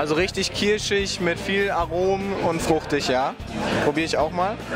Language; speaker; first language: German; native; German